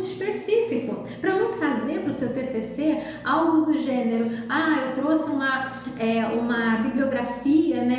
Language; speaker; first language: Portuguese; native; Portuguese